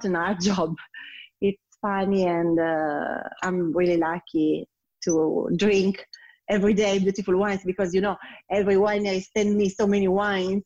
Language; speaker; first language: English; non-native, learner; Italian